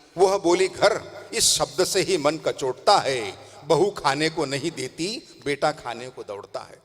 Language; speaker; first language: Hindi; non-native, local second language; Tamil